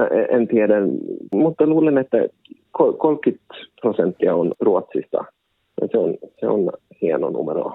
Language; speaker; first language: Finnish; non-native, local second language; Swedish